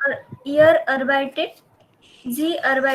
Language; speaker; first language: German; non-native, learner; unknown